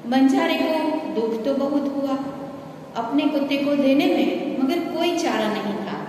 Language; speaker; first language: Hindi; non-native, local second language; Gujarati